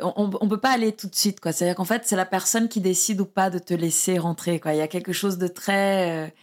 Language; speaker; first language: French; non-native, fluent; Portuguese